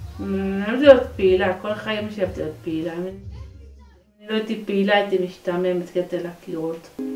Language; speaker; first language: Hebrew; native; Hebrew